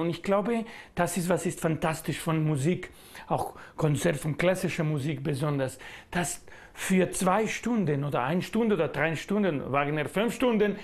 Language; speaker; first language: German; non-native, learner; Spanish